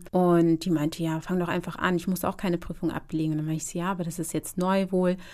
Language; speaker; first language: German; native; German